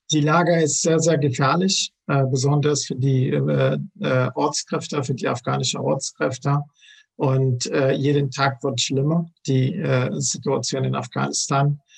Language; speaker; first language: German; non-native, fluent; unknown